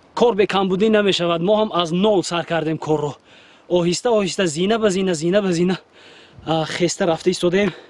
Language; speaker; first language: Tajik; native; Tajik